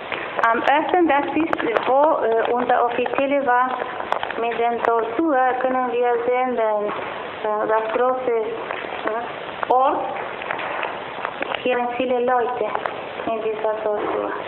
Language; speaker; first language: German; non-native, learner; Spanish